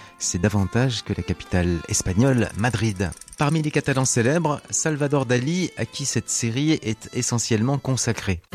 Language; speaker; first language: French; native; French